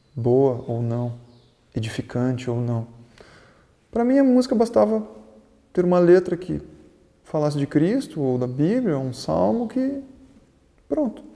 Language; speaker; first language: Portuguese; native; Portuguese